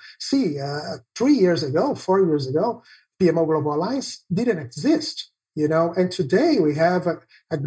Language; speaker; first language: English; non-native, fluent; Portuguese